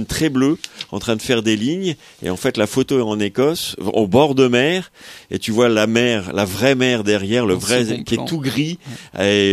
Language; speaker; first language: French; native; French